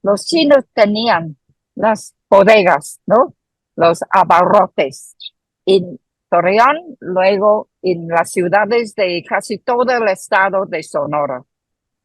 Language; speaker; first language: Spanish; non-native, fluent; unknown